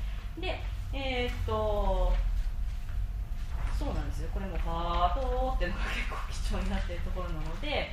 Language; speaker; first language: Japanese; native; Japanese